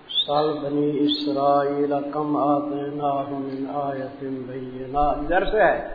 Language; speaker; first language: Urdu; non-native, local second language; Punjabi